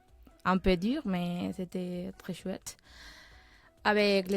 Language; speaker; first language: French; non-native, fluent; Spanish